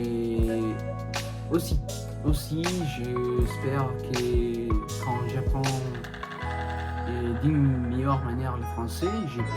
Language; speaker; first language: French; non-native, learner; Spanish